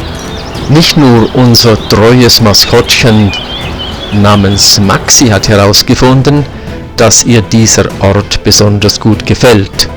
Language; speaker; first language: German; native; German